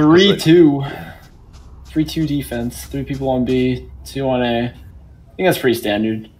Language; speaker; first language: English; native; English